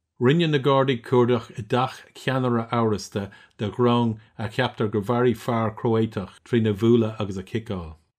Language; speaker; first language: Irish; non-native, local second language; English